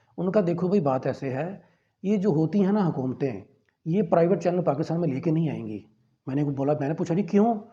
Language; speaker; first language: Urdu; non-native, local second language; Punjabi